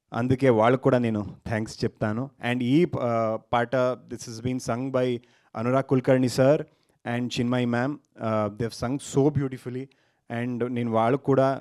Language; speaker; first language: Telugu; non-native, learner; Kannada